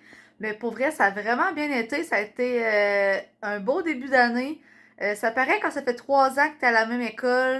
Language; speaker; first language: French; native; French